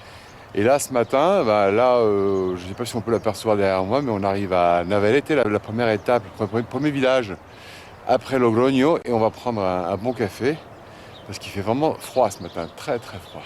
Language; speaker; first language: French; native; French